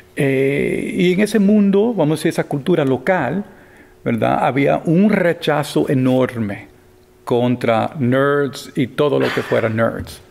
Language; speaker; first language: Spanish; early bilingual, heritage; Spanish